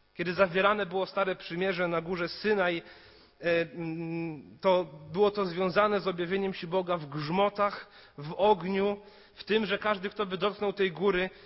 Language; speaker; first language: Polish; native; Polish